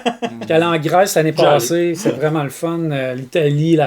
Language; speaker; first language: French; native; French